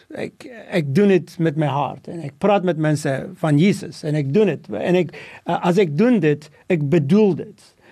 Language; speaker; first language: Afrikaans; non-native, local second language; English